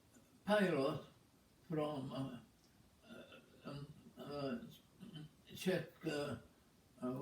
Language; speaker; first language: English; non-native, fluent; Czech